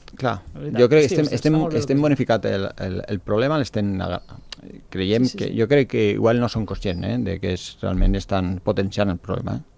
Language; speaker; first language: Catalan; non-native, local second language; Spanish